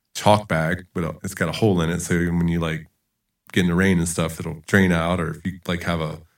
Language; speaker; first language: English; native; English